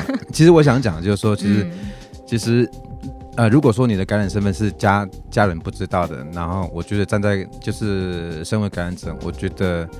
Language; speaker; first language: Chinese; non-native, local second language; Min Nan Chinese